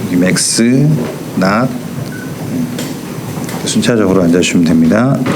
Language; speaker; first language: Korean; native; Korean